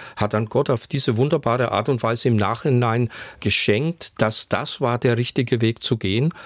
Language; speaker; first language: German; native; German